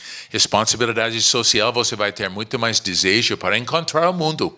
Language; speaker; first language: Portuguese; non-native, learner; English